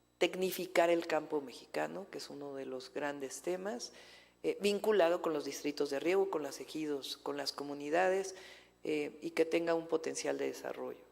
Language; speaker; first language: Spanish; native; Spanish